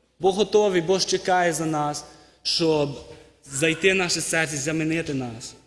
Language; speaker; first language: Ukrainian; early bilingual, heritage; Ukrainian